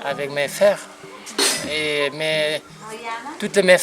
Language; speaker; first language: French; non-native, learner; Nepali